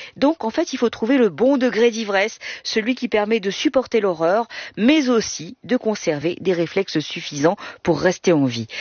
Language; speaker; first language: French; native; French